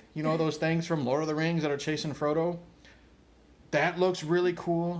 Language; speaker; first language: English; native; English